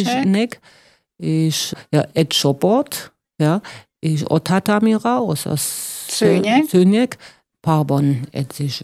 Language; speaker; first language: Hungarian; non-native, learner; German